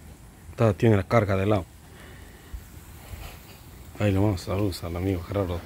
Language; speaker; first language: Spanish; native; Spanish